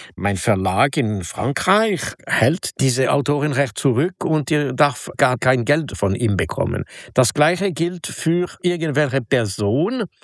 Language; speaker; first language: German; non-native, local second language; French